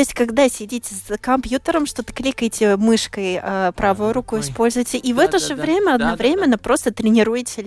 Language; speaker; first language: Russian; native; Russian